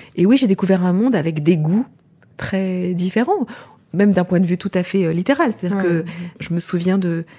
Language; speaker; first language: French; native; French